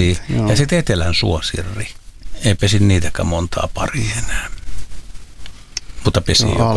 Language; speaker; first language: Finnish; native; Finnish